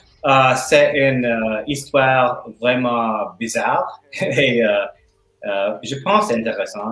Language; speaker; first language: French; non-native, learner; English